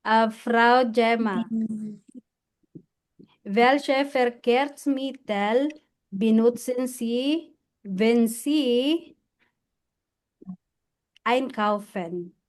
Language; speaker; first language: German; non-native, fluent; Filipino